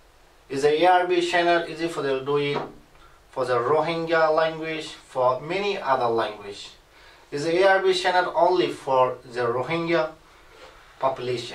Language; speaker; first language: English; non-native, learner; Rohingya